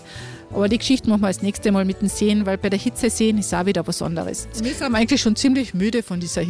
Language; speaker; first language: German; native; German